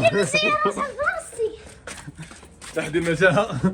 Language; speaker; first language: Arabic; native; Arabic